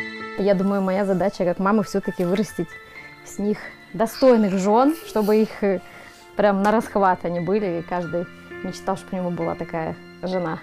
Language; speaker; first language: Russian; native; Russian